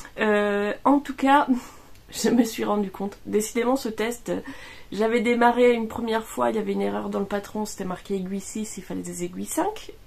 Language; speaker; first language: French; non-native, fluent; Italian